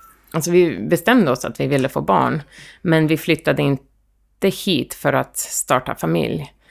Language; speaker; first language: Swedish; early bilingual, heritage; Swedish